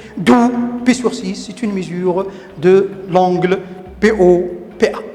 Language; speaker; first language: French; non-native, local second language; Arabic